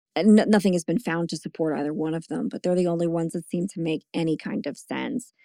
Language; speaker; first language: English; native; English